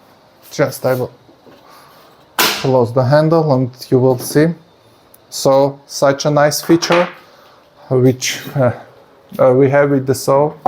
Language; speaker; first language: English; non-native, fluent; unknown